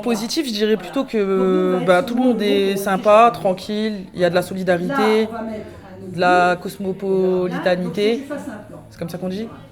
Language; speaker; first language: French; native; French